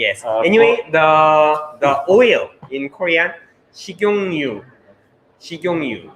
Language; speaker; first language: English; non-native, learner; Korean